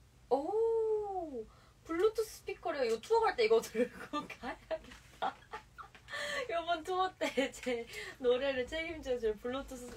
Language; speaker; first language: Korean; early bilingual, heritage; Korean